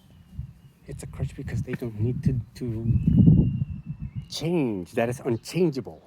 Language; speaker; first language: English; non-native, fluent; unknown